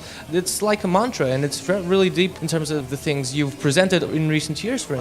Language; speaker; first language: English; non-native, fluent; Portuguese